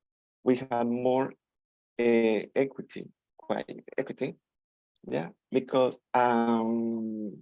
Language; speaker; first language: English; non-native, learner; Spanish